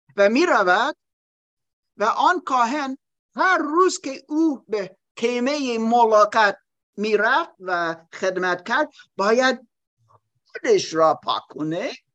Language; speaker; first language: Persian; non-native, learner; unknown